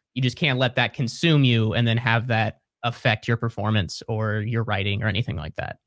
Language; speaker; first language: English; native; English